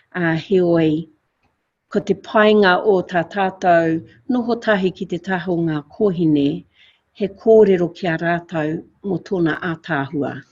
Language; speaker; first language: Māori; non-native, local second language; English